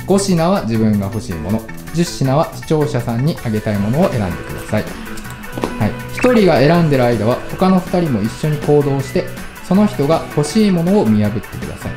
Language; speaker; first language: Japanese; native; Japanese